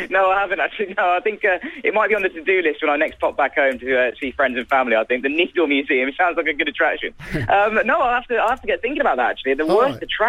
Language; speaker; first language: English; native; English